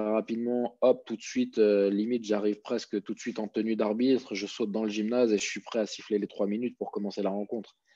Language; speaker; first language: French; native; French